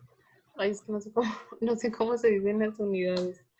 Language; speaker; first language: Spanish; native; Spanish